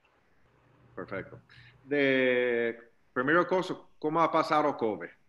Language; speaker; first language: Spanish; non-native, learner; English